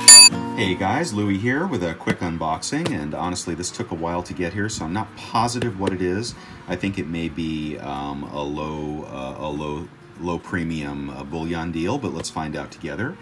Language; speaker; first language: English; native; English